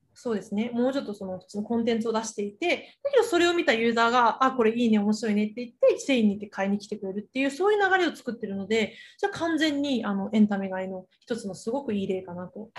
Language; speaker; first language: Japanese; early bilingual, other home language; Chinese